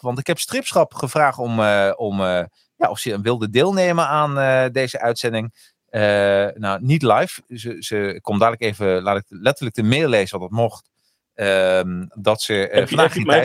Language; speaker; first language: Dutch; native; Dutch